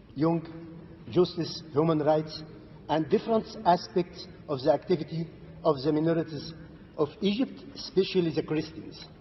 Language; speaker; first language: English; non-native, fluent; Arabic